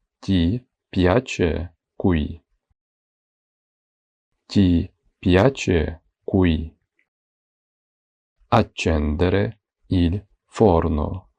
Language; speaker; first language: Italian; non-native, fluent; Ukrainian